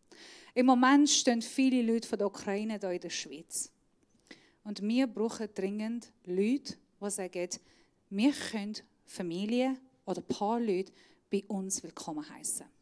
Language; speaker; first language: German; non-native, fluent; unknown